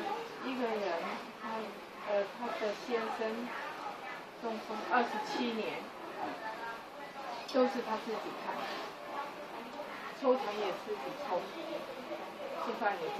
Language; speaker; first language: Chinese; native; Chinese